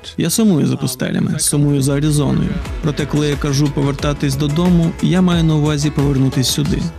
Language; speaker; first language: Ukrainian; non-native, fluent; English